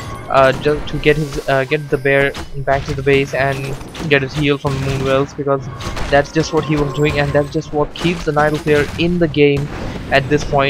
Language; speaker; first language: English; non-native, fluent; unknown